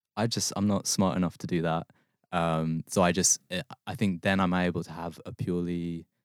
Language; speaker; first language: English; native; English